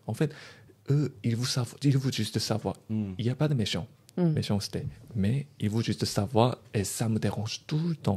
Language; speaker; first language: French; non-native, learner; Korean